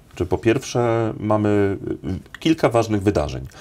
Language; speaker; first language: Polish; native; Polish